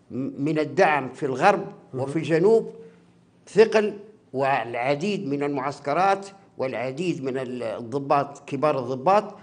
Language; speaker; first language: Arabic; native; Arabic